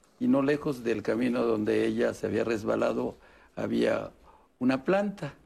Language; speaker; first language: Spanish; non-native, local second language; Yucateco